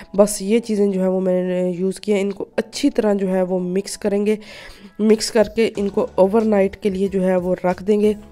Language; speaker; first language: Urdu; non-native, local second language; Punjabi